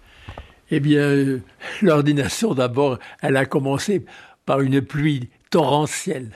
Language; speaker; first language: French; native; French